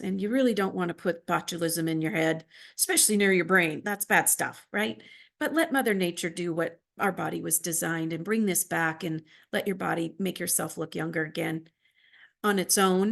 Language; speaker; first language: English; native; English